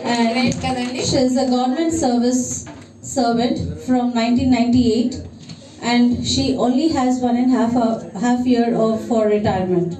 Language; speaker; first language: English; non-native, local second language; Telugu